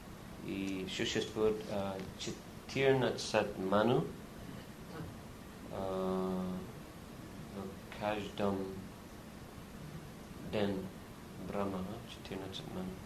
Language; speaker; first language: Russian; non-native, learner; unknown